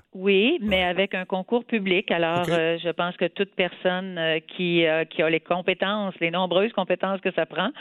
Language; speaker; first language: French; native; French